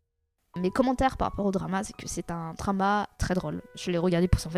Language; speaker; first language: French; native; French